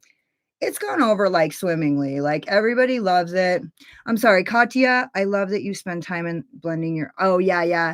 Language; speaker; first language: English; native; English